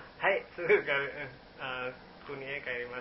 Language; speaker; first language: Japanese; non-native, learner; Indonesian